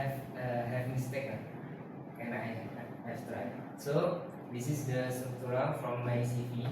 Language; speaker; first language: English; non-native, learner; Indonesian